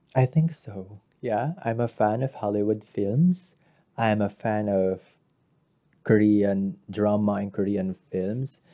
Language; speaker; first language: English; non-native, local second language; Filipino